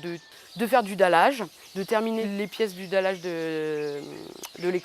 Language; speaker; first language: French; native; French